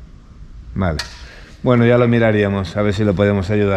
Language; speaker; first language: Spanish; native; Spanish